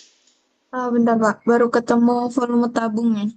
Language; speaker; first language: Indonesian; native; Indonesian